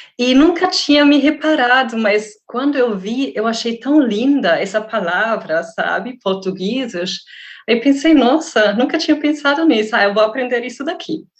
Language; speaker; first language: Portuguese; non-native, fluent; German